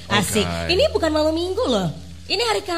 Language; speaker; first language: Indonesian; native; Indonesian